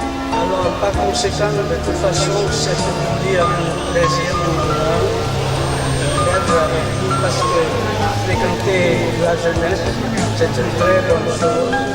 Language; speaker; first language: French; non-native, local second language; Lao